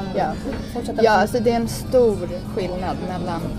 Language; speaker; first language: Swedish; early bilingual, heritage; English